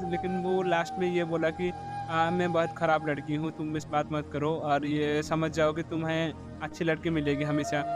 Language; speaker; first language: Hindi; non-native, local second language; Odia